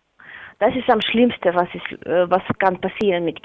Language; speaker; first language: German; non-native, learner; Latvian